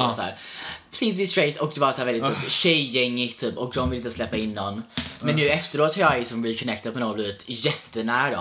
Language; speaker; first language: Swedish; native; Swedish